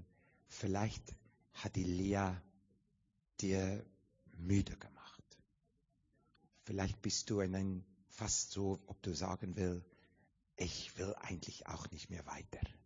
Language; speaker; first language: German; non-native, learner; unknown